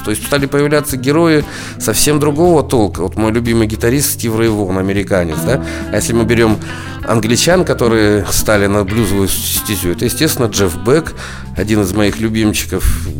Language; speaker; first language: Russian; native; Russian